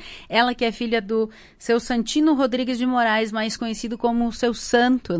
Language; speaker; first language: Portuguese; native; Portuguese